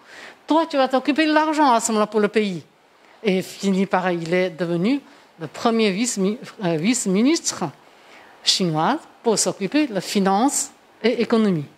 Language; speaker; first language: French; non-native, fluent; Chinese